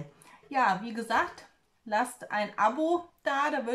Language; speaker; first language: German; native; German